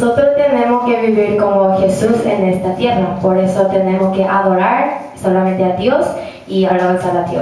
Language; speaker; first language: Spanish; non-native, learner; Korean